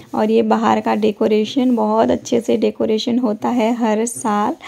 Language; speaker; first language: Hindi; non-native, local second language; Odia